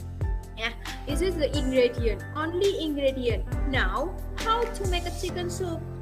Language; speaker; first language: English; non-native, learner; Indonesian